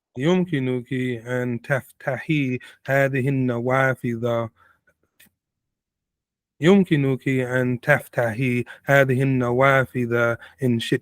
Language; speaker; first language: Arabic; non-native, learner; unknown